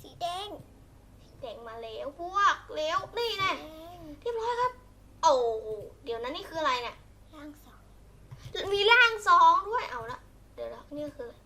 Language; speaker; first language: Thai; native; Thai